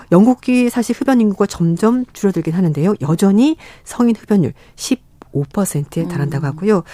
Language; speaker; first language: Korean; native; Korean